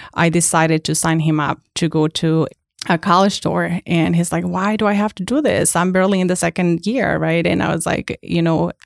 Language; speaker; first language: English; non-native, fluent; Spanish